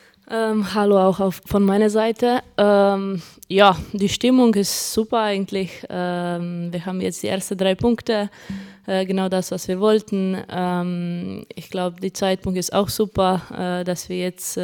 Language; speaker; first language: German; non-native, fluent; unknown